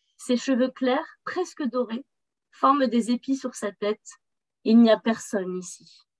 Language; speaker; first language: French; native; French